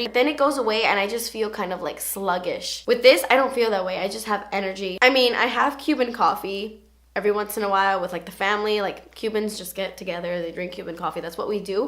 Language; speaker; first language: English; native; English